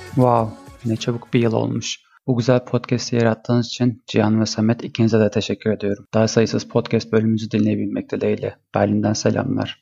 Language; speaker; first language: Turkish; early bilingual, heritage; Turkish